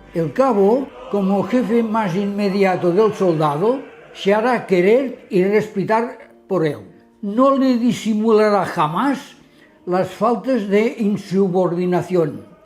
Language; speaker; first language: Spanish; non-native, local second language; Catalan